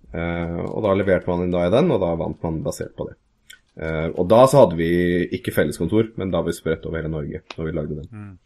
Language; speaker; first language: Norwegian; native; Norwegian